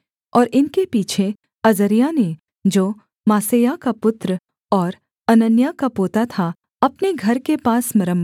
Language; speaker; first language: Hindi; native; Hindi